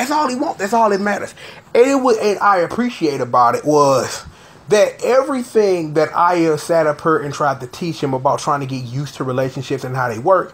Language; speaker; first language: English; native; English